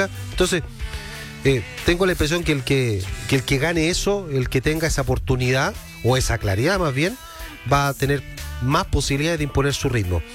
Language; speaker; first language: Spanish; native; Spanish